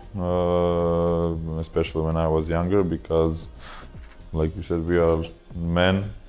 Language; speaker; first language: English; non-native, fluent; Croatian